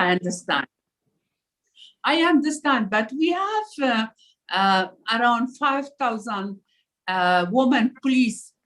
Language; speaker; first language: English; non-native, learner; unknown